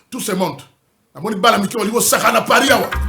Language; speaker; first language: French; non-native, local second language; Lingala